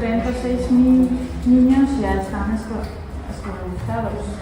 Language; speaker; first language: Spanish; non-native, learner; Ukrainian